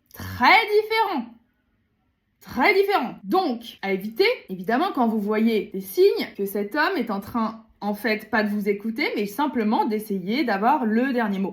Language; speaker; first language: French; native; French